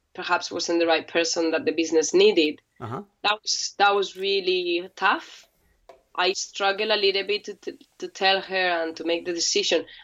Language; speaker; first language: English; non-native, fluent; Spanish